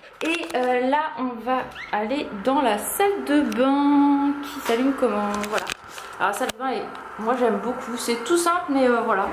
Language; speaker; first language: French; native; French